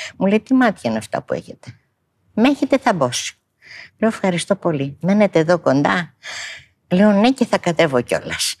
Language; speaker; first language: Greek; native; Greek